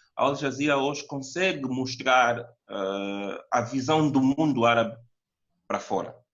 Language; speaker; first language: Portuguese; native; Portuguese